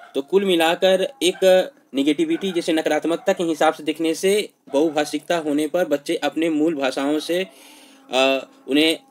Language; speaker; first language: Hindi; non-native, local second language; Bhojpuri